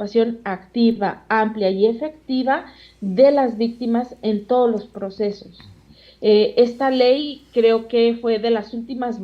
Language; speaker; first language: Spanish; native; Spanish